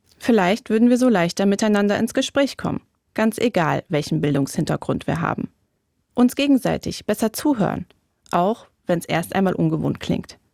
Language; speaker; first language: German; native; German